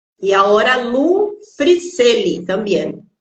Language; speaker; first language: Spanish; non-native, fluent; Portuguese